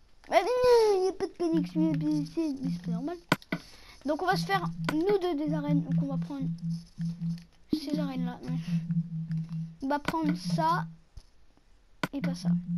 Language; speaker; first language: French; native; French